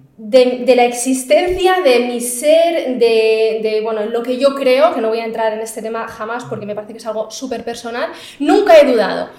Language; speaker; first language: Spanish; early bilingual, other home language; Arabic